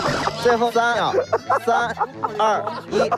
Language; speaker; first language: Chinese; native; Chinese